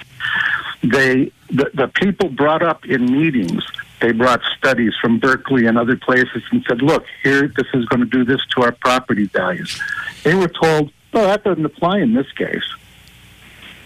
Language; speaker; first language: English; native; English